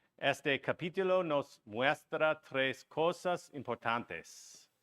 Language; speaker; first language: Spanish; non-native, learner; English